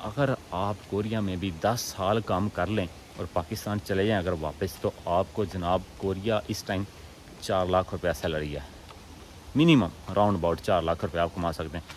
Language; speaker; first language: Urdu; non-native, local second language; Punjabi